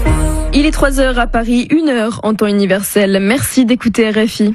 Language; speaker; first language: French; native; French